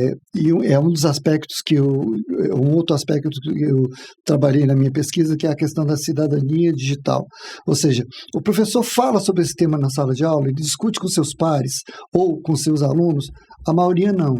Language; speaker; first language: Portuguese; native; Portuguese